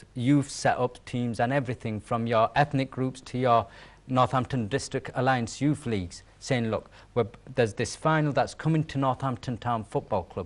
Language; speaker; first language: English; native; English